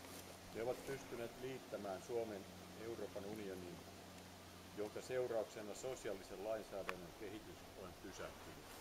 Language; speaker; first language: Finnish; native; Finnish